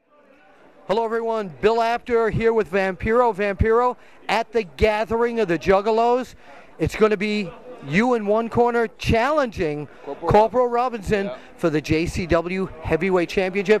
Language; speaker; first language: English; native; English